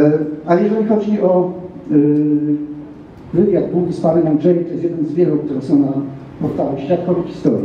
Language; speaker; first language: Polish; native; Polish